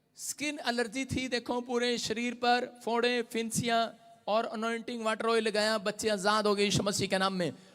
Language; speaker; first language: Hindi; non-native, local second language; Punjabi